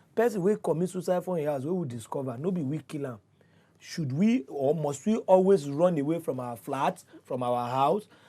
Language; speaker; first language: Nigerian Pidgin; native; Nigerian Pidgin